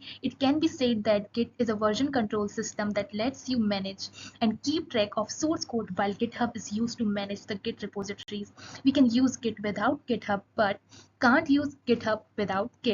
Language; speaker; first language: English; non-native, local second language; Hindi